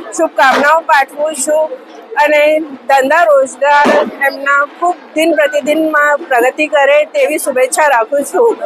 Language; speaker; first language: Gujarati; non-native, local second language; Sindhi